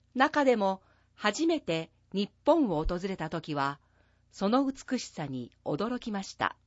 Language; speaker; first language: Japanese; non-native, fluent; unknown